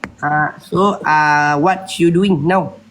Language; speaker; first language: English; non-native, learner; Malay